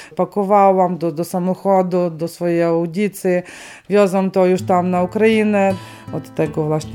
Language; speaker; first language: Polish; non-native, fluent; Ukrainian